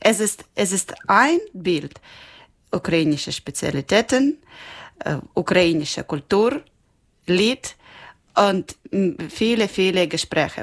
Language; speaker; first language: German; non-native, learner; Ukrainian